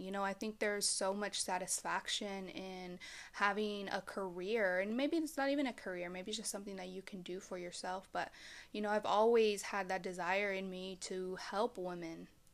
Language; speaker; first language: English; early bilingual, other home language; Spanish